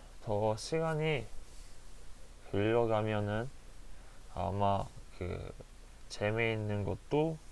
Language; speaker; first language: Korean; non-native, learner; Japanese